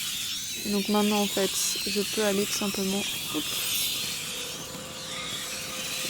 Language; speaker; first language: French; native; French